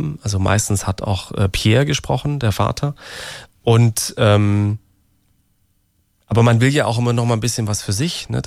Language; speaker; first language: German; native; German